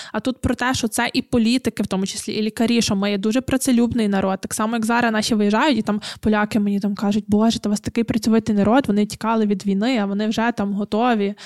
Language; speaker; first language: Ukrainian; native; Ukrainian